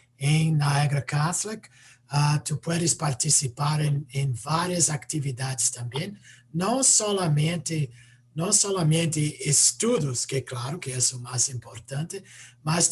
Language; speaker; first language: Spanish; non-native, fluent; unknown